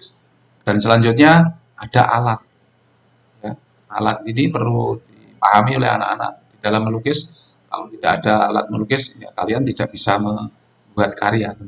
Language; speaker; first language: Indonesian; non-native, local second language; Javanese